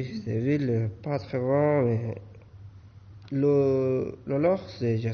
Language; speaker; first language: French; non-native, learner; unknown